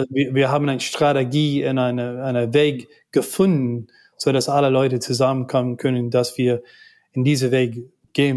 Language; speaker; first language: German; non-native, learner; English